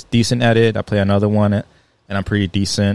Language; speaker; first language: English; native; English